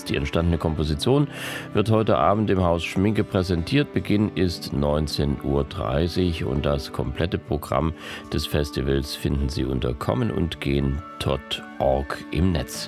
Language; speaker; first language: German; native; German